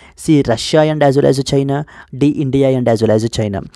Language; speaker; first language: English; non-native, local second language; Telugu